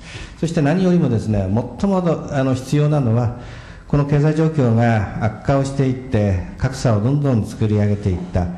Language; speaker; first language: Japanese; native; Japanese